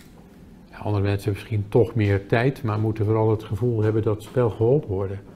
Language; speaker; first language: Dutch; native; Dutch